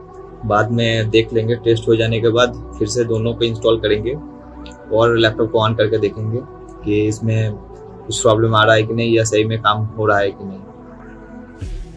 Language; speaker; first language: Hindi; non-native, local second language; Bangla